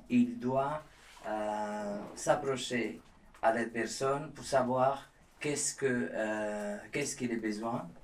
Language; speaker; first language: French; non-native, learner; Spanish